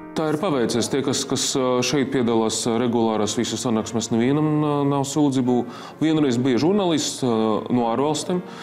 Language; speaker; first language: Latvian; non-native, local second language; Russian